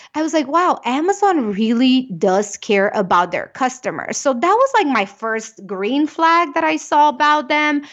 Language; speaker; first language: English; non-native, fluent; Romanian